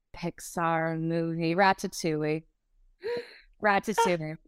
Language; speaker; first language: English; native; English